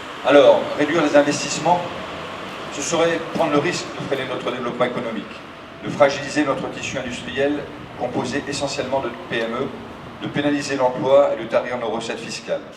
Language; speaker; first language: French; native; French